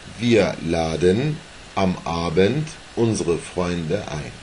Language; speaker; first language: German; non-native, fluent; Turkish